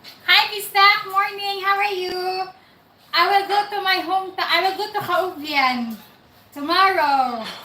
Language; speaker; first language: English; non-native, local second language; Cebuano